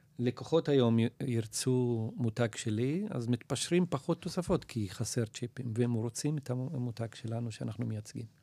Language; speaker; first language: Hebrew; non-native, local second language; Arabic